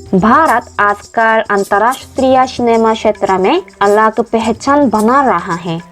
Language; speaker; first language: Hindi; non-native, fluent; Korean